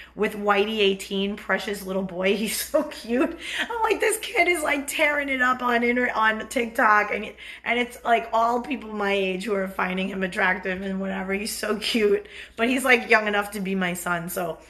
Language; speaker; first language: English; native; English